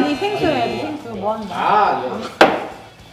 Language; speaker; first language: Korean; native; Korean